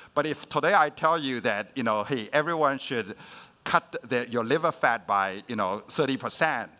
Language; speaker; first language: English; non-native, fluent; Chinese